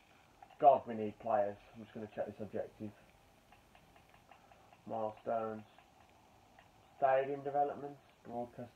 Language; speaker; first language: English; native; English